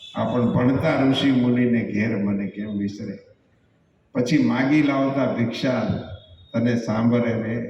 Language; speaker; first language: Gujarati; native; Gujarati